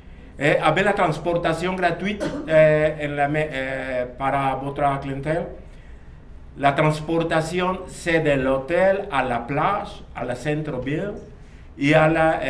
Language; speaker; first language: French; non-native, learner; Spanish